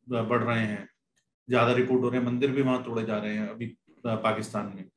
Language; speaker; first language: Hindi; native; Hindi